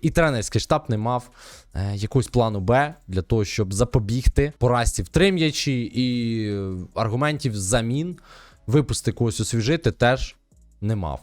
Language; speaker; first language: Ukrainian; native; Ukrainian